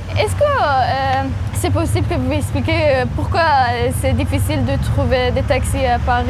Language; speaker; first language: French; non-native, fluent; Persian